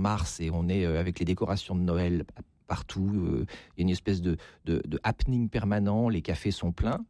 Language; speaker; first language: French; native; French